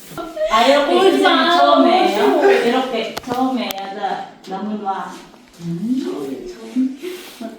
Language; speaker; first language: Korean; non-native, learner; Filipino